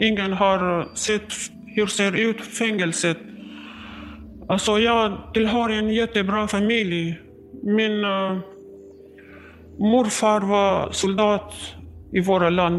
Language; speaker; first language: Swedish; non-native, learner; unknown